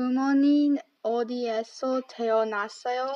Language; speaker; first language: Korean; non-native, learner; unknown